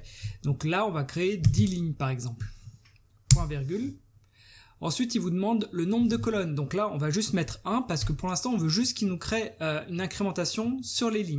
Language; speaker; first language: French; native; French